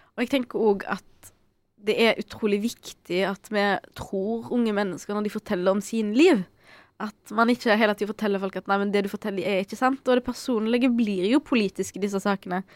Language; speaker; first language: Norwegian; early bilingual, other home language; Arabic